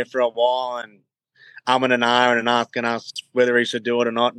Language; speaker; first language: English; native; English